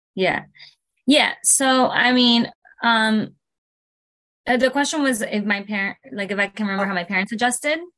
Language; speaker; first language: English; early bilingual, other home language; Spanish